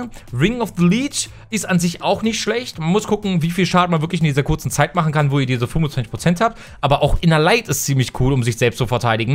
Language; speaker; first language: German; native; German